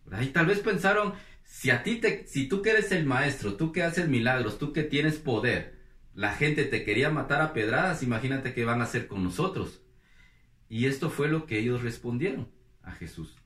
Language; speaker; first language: Spanish; native; Spanish